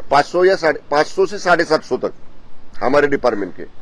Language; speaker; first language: Hindi; non-native, local second language; Marathi